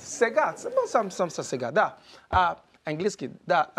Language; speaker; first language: Bulgarian; non-native, learner; Igbo